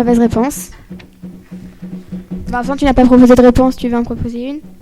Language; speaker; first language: French; native; French